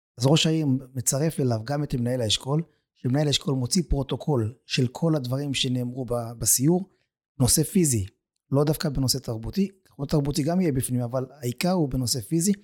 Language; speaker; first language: Hebrew; native; Hebrew